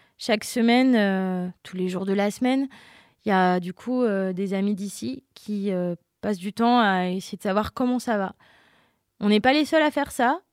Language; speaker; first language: French; native; French